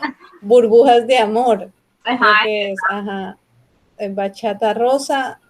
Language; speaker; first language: Spanish; native; Spanish